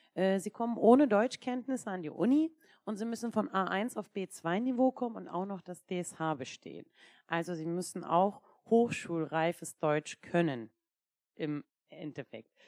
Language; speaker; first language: German; non-native, fluent; Turkish